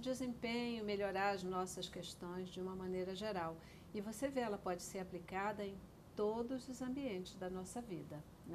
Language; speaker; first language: Portuguese; native; Portuguese